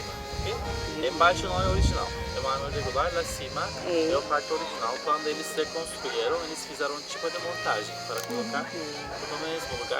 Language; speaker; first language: Portuguese; non-native, fluent; Turkish